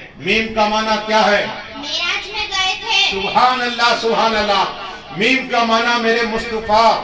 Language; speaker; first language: Urdu; non-native, local second language; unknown